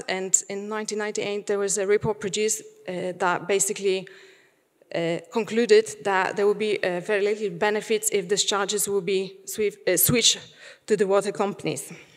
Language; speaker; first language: English; non-native, fluent; Polish